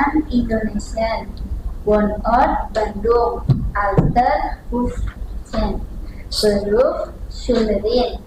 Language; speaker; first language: German; non-native, learner; Indonesian